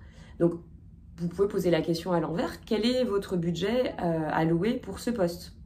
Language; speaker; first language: French; native; French